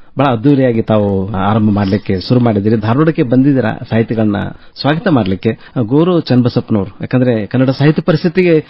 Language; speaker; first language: Kannada; native; Kannada